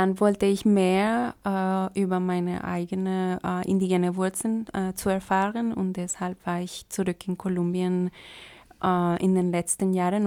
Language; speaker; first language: German; non-native, fluent; Spanish